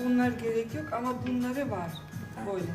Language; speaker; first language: Turkish; non-native, fluent; Russian